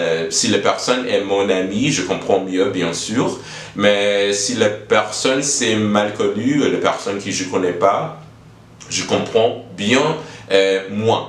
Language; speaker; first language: French; non-native, learner; English